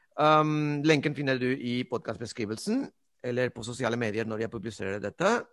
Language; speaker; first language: Norwegian; non-native, fluent; Spanish